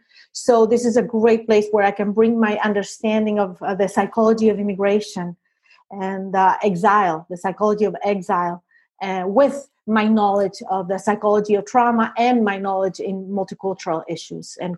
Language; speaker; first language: English; non-native, fluent; Spanish